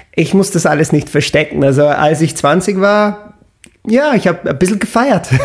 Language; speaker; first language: German; non-native, fluent; English